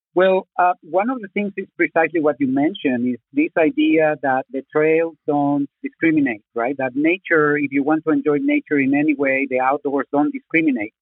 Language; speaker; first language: English; non-native, fluent; Spanish